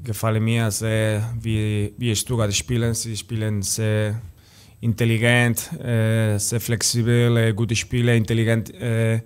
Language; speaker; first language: German; non-native, learner; Spanish